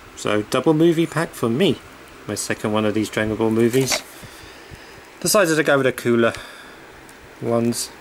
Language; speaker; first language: English; native; English